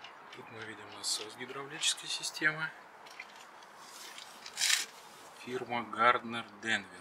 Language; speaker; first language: Russian; native; Russian